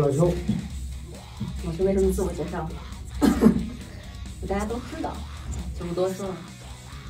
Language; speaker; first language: Chinese; native; Chinese